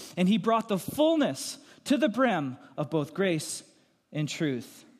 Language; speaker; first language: English; native; English